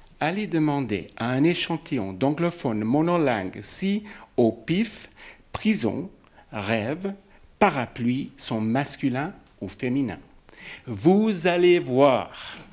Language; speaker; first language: French; non-native, fluent; English